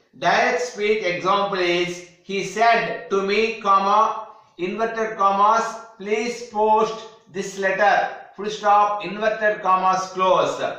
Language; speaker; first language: English; non-native, local second language; Telugu